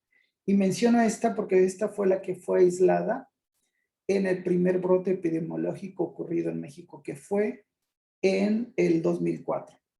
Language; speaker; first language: Spanish; native; Spanish